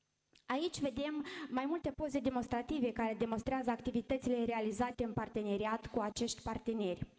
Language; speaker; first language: Romanian; native; Romanian